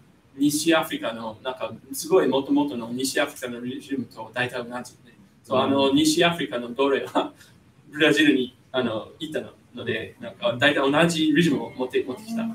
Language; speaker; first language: Japanese; non-native, fluent; English